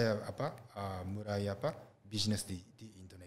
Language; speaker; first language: Indonesian; non-native, learner; Japanese